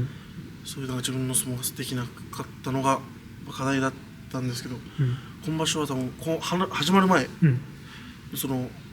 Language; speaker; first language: Japanese; native; Japanese